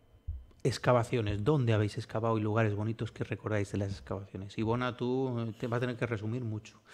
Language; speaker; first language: Spanish; native; Spanish